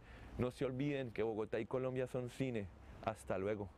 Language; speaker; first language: Spanish; native; Spanish